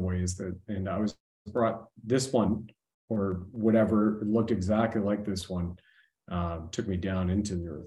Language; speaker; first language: English; native; English